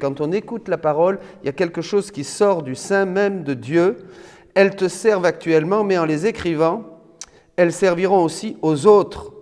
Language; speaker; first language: French; native; French